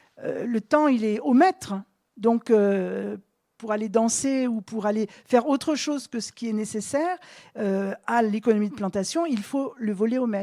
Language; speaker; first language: French; native; French